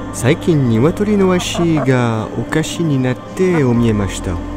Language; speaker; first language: Japanese; non-native, learner; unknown